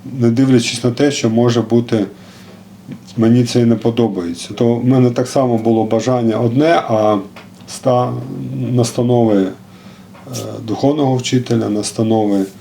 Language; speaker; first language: Ukrainian; non-native, local second language; Russian